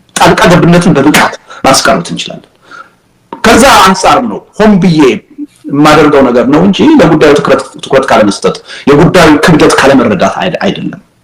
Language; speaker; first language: Amharic; native; Amharic